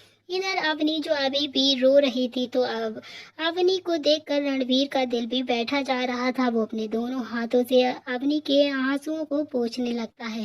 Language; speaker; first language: Hindi; native; Hindi